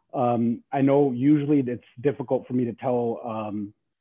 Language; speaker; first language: English; native; English